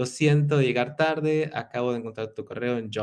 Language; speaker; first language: Spanish; non-native, fluent; English